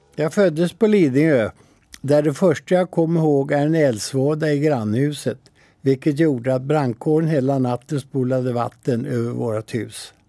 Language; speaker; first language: Swedish; native; Swedish